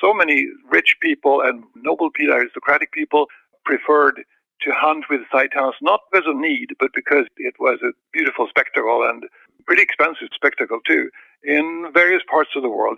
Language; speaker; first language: English; non-native, fluent; Swedish